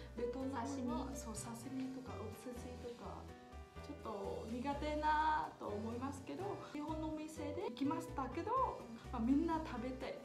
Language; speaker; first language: Japanese; non-native, learner; Vietnamese